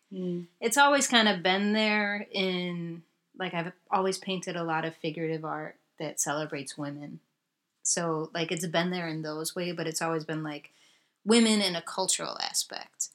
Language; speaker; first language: English; native; English